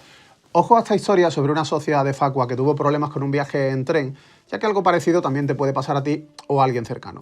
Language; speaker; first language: Spanish; native; Spanish